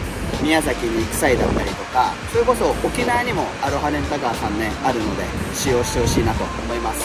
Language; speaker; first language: Japanese; native; Japanese